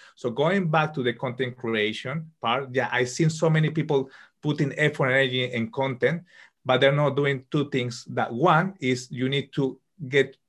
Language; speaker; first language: English; non-native, fluent; Spanish